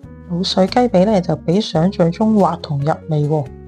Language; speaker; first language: Chinese; native; Chinese